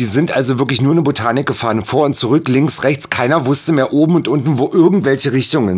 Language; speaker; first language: German; native; German